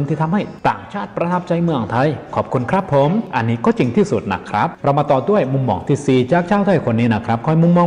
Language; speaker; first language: Thai; native; Thai